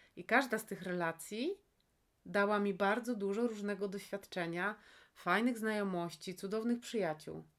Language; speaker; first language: Polish; native; Polish